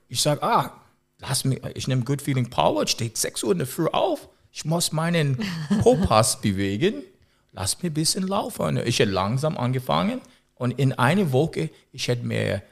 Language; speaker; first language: German; non-native, learner; English